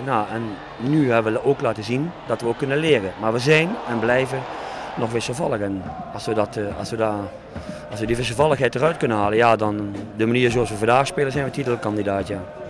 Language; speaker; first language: Dutch; native; Dutch